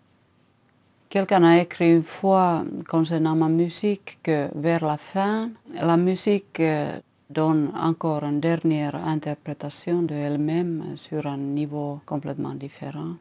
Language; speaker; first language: French; non-native, fluent; Finnish